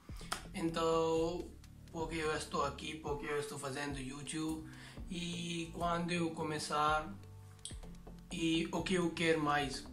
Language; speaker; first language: Portuguese; non-native, learner; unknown